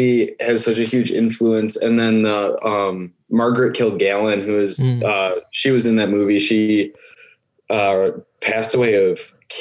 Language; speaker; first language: English; native; English